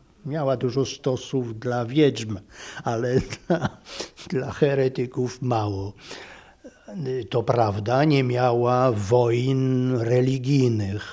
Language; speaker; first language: Polish; non-native, fluent; French